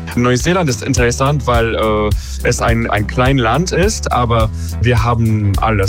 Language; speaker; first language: German; non-native, learner; English